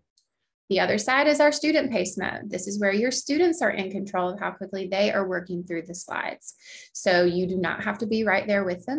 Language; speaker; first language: English; native; English